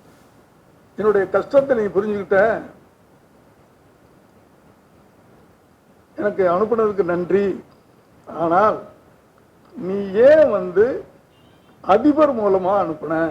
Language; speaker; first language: Tamil; native; Tamil